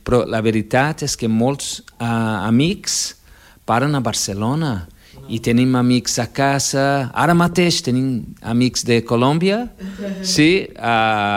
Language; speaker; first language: Catalan; non-native, fluent; Portuguese